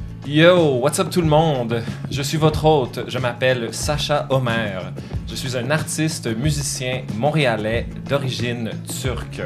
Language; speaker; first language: French; early bilingual, other home language; Turkish